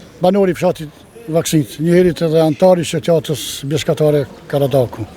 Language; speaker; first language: Albanian; native; Albanian